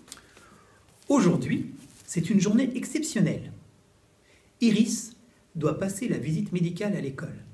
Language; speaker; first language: French; native; French